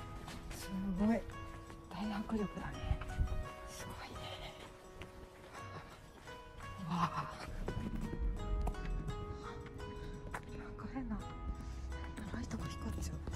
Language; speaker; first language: Japanese; native; Japanese